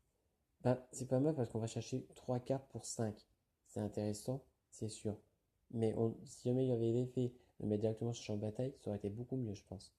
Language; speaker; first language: French; native; French